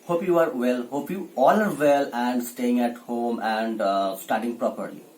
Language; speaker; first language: English; non-native, local second language; Bangla